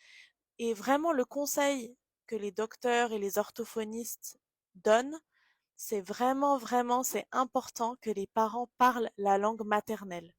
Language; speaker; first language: French; native; French